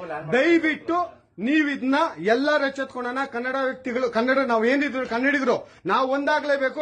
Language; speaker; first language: Kannada; native; Kannada